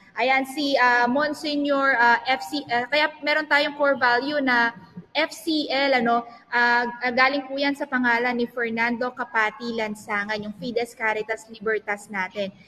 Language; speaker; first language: Filipino; non-native, local second language; Pampanga